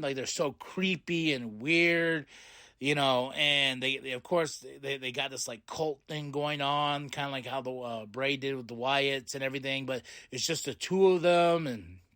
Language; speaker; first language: English; native; English